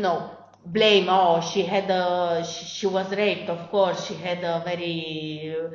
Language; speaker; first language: English; non-native, fluent; Romanian